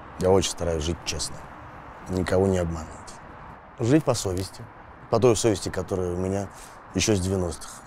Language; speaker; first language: Russian; native; Russian